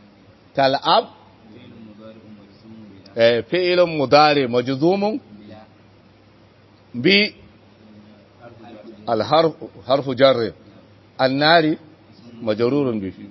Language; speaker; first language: Arabic; non-native, learner; Hausa